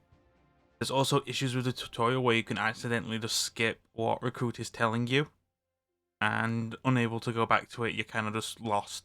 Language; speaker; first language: English; native; English